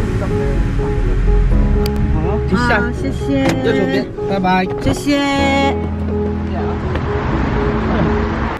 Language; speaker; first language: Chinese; non-native, fluent; Korean